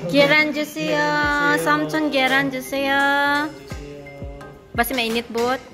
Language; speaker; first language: Korean; non-native, learner; Filipino